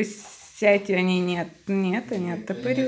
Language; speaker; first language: Russian; native; Russian